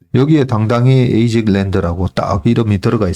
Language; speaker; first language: Korean; native; Korean